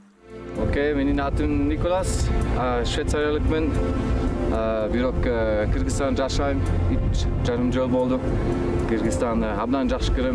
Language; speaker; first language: Kyrgyz; non-native, learner; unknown